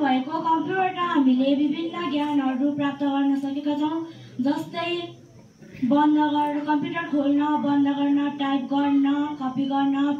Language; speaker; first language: Nepali; native; Nepali